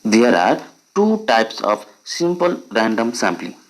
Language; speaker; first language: English; non-native, local second language; Nepali